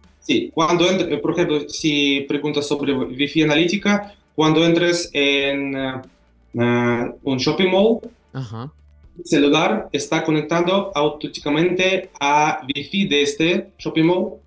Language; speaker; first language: Spanish; non-native, learner; Russian